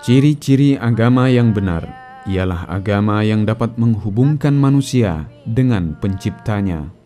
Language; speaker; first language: Indonesian; native; Indonesian